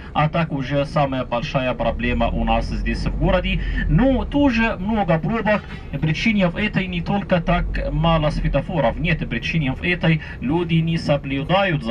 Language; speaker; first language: Russian; non-native, fluent; Arabic